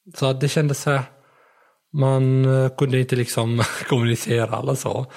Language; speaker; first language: Swedish; early bilingual, other home language; Arabic